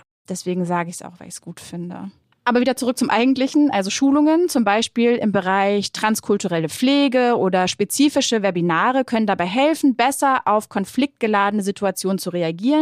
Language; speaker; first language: German; native; German